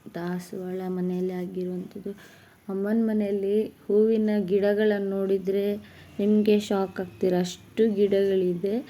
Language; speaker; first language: Kannada; non-native, local second language; Tulu